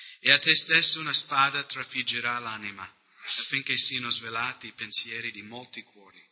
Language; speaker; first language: Italian; non-native, fluent; English